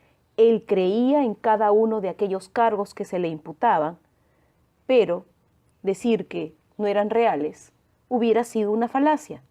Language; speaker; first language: Spanish; native; Spanish